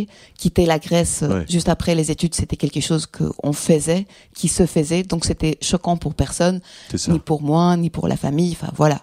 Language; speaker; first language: French; non-native, fluent; Greek